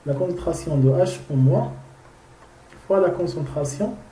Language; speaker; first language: French; non-native, local second language; Arabic